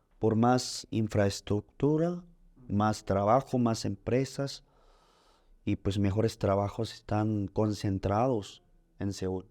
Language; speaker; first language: Spanish; early bilingual, other home language; Korean